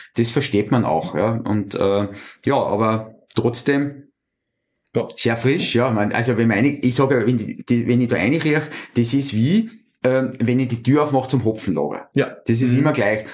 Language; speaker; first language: German; native; German